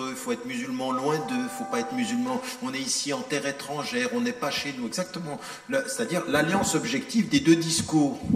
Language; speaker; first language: French; native; French